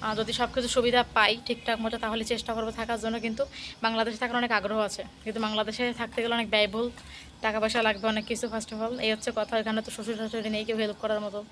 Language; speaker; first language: Bangla; native; Bangla